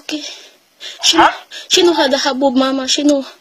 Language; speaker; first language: Arabic; non-native, learner; Filipino